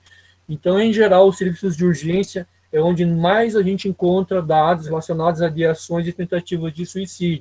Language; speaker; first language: Portuguese; native; Portuguese